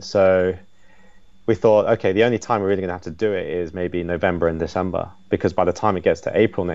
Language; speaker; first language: English; native; English